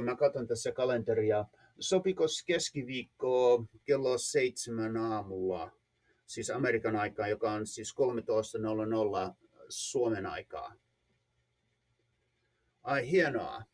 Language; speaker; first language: Finnish; non-native, fluent; English